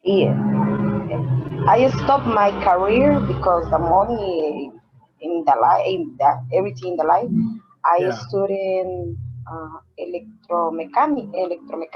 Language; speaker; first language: English; non-native, learner; Spanish